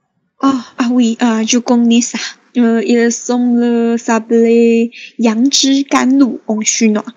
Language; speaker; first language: French; non-native, learner; Chinese